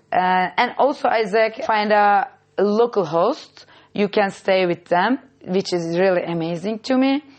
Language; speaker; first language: English; non-native, fluent; Turkish